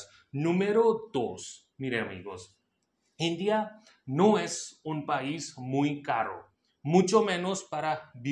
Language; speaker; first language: Spanish; non-native, local second language; Hindi